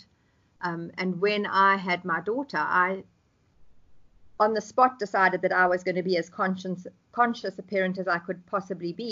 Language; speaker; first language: English; native; English